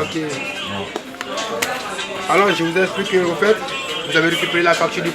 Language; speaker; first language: French; native; French